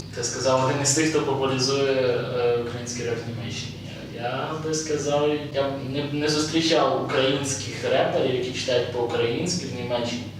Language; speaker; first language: Ukrainian; native; Ukrainian